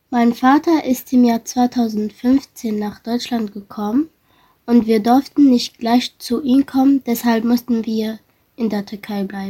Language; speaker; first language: German; early bilingual, other home language; Arabic